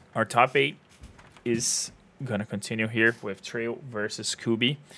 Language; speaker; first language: English; non-native, fluent; Portuguese